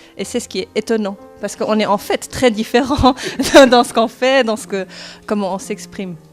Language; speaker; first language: French; non-native, fluent; German